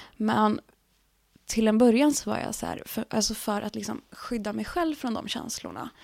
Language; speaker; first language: Swedish; native; Swedish